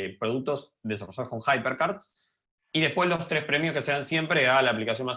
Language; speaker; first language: Spanish; native; Spanish